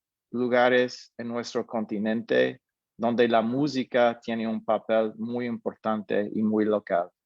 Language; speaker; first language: Spanish; non-native, fluent; English